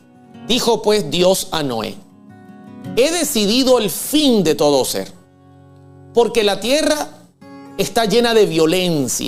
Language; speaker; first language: Spanish; native; Spanish